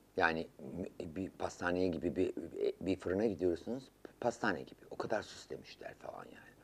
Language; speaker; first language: Turkish; native; Turkish